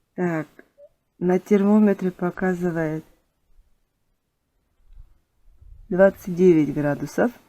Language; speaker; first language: Russian; native; Russian